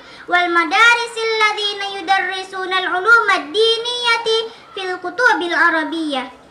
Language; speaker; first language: Arabic; non-native, fluent; Indonesian